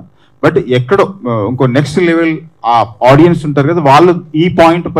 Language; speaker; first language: Telugu; native; Telugu